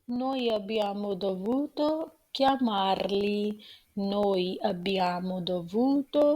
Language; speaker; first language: Italian; non-native, fluent; Punjabi